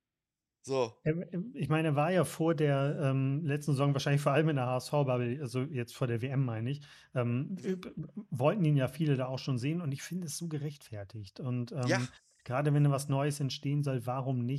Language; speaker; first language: German; native; German